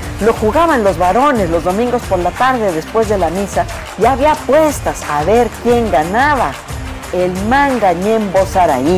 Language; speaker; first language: Spanish; native; Spanish